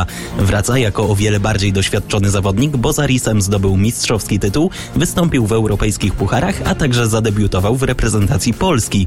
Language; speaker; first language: Polish; native; Polish